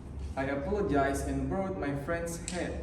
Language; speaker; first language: English; non-native, learner; Indonesian